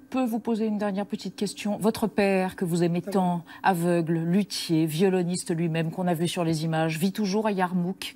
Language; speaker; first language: French; native; French